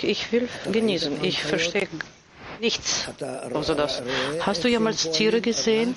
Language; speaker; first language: German; non-native, fluent; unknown